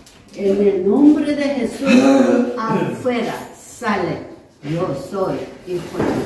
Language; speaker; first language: Spanish; non-native, learner; Korean